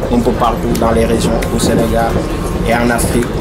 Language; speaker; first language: French; non-native, local second language; Wolof